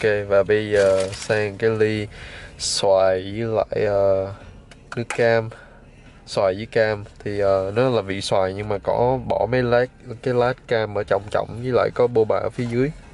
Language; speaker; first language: Vietnamese; early bilingual, other home language; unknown